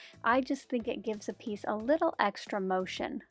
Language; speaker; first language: English; native; English